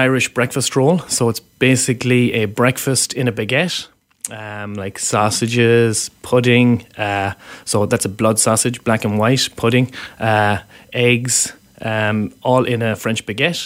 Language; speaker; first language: English; native; English